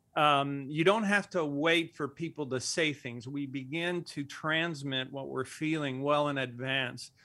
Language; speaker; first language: English; early bilingual, other home language; Spanish